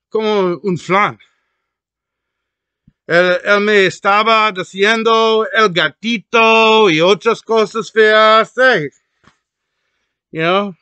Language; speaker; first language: Spanish; non-native, learner; English